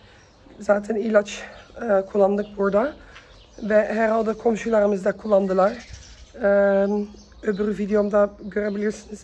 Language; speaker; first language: Turkish; early bilingual, heritage; Turkish